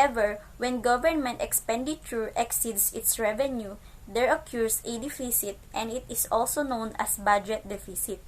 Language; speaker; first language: English; non-native, local second language; Filipino